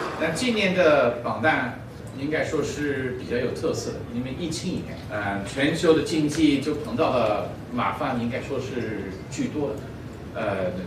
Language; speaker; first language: Chinese; non-native, fluent; English